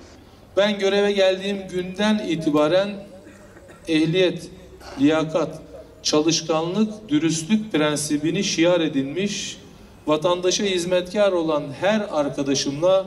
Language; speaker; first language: Turkish; native; Turkish